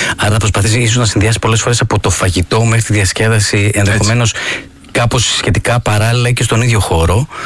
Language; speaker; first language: Greek; native; Greek